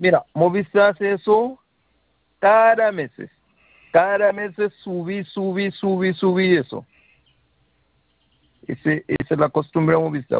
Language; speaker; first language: Spanish; non-native, learner; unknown